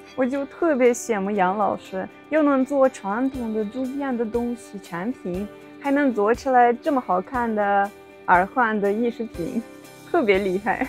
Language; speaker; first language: Chinese; non-native, fluent; Russian